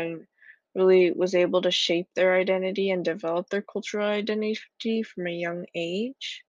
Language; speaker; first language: English; native; English